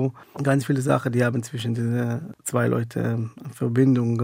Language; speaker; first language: German; non-native, fluent; Hebrew